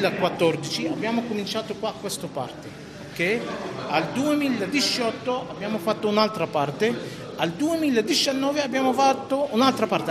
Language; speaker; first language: Italian; non-native, fluent; Arabic